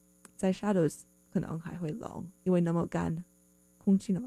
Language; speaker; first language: Chinese; non-native, fluent; English